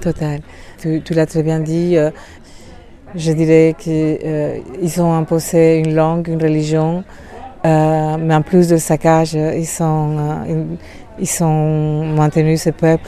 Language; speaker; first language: French; non-native, fluent; Spanish